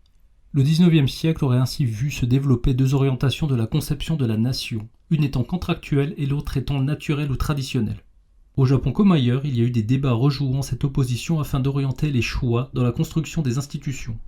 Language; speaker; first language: French; native; French